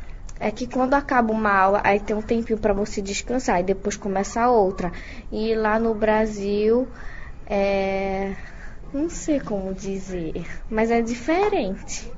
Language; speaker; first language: Portuguese; early bilingual, other home language; Chinese